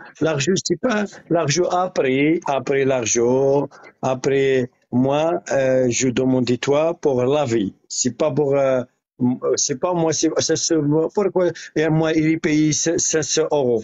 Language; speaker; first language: French; non-native, learner; Arabic